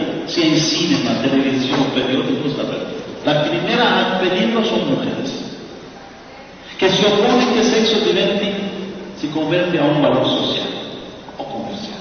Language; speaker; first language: Spanish; non-native, fluent; Persian